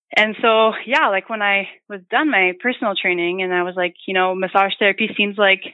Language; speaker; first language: English; native; English